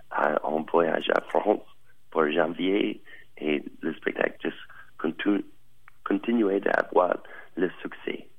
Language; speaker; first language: French; non-native, learner; English